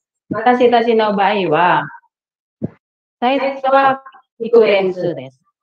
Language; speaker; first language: Japanese; non-native, fluent; Indonesian